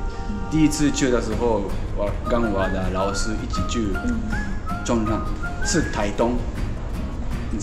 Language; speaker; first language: Chinese; non-native, learner; Japanese